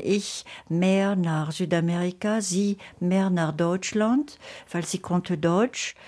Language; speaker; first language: German; non-native, fluent; French